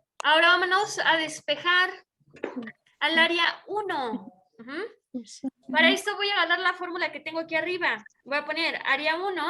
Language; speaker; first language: Spanish; native; Spanish